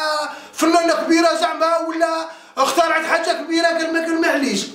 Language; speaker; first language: Arabic; native; Arabic